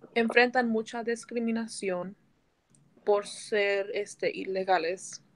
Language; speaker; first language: Spanish; early bilingual, heritage; Spanish